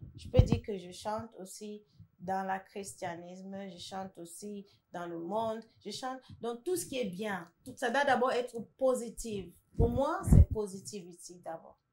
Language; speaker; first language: French; non-native, fluent; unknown